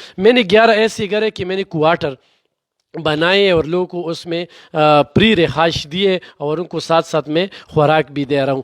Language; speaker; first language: Urdu; non-native, local second language; Pashto